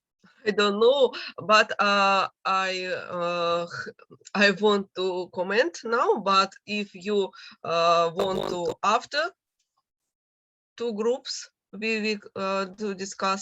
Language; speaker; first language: English; non-native, learner; Russian